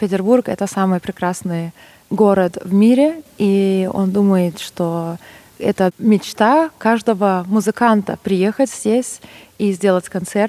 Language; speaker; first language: Russian; non-native, fluent; Lithuanian